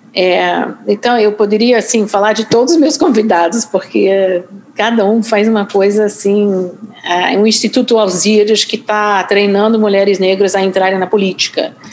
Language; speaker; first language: Portuguese; non-native, fluent; English